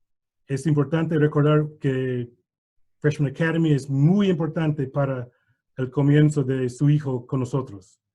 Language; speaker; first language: Spanish; non-native, learner; English